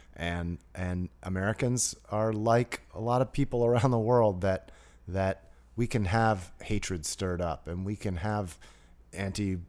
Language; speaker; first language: English; native; English